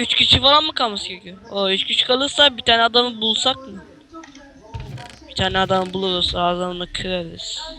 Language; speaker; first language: Turkish; native; Turkish